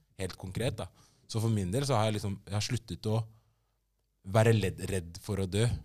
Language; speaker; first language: Norwegian; early bilingual, other home language; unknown